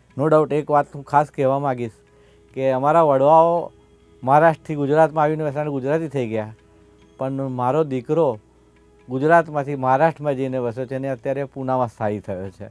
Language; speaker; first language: Gujarati; non-native, local second language; Marathi